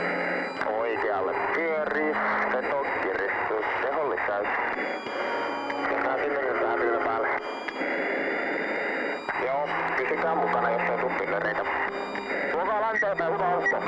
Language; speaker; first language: Finnish; native; Finnish